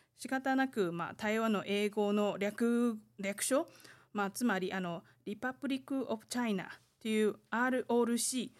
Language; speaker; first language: Japanese; non-native, fluent; Chinese